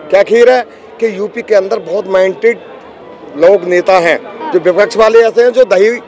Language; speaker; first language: Hindi; native; Hindi